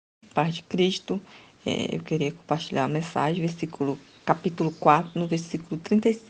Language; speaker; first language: Portuguese; native; Portuguese